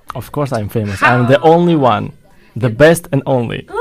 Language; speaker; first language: English; non-native, fluent; Russian